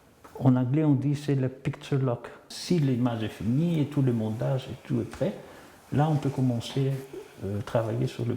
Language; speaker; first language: French; non-native, fluent; Greek